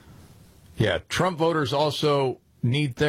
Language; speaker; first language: English; native; English